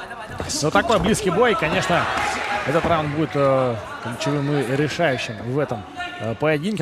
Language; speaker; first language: Russian; native; Russian